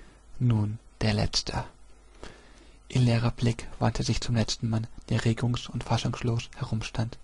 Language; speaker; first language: German; native; German